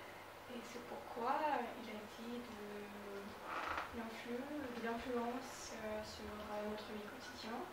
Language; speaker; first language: French; non-native, learner; Russian